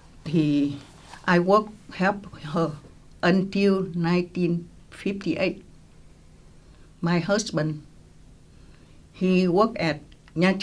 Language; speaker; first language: English; non-native, local second language; Vietnamese